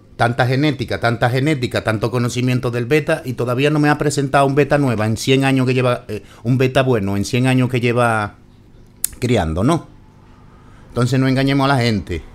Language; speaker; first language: Spanish; native; Spanish